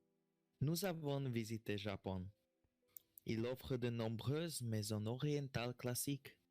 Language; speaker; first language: French; non-native, learner; Slovak